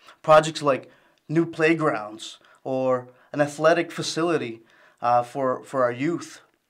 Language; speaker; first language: English; early bilingual, other home language; Spanish